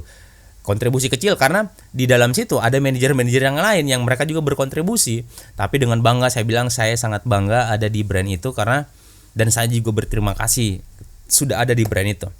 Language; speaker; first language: Indonesian; native; Indonesian